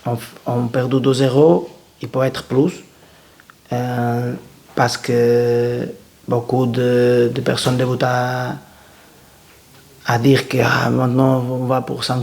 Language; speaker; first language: French; non-native, learner; Portuguese